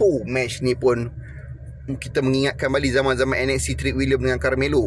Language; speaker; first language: Malay; native; Malay